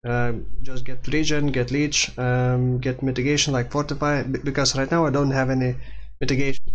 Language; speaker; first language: English; non-native, fluent; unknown